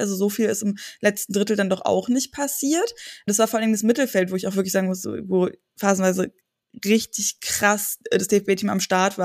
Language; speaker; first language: German; native; German